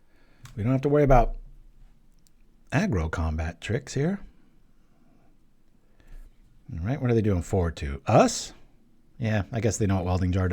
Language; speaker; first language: English; native; English